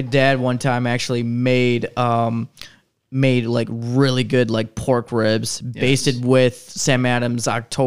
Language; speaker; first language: English; native; English